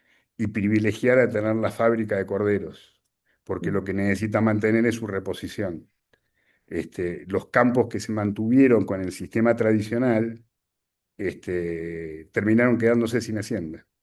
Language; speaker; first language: Spanish; native; Spanish